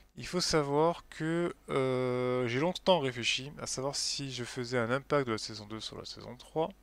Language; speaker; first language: French; native; French